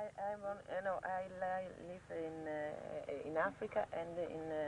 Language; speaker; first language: English; non-native, learner; French